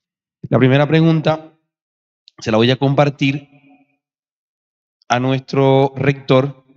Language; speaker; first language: Spanish; native; Spanish